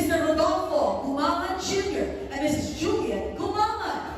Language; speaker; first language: Filipino; native; Filipino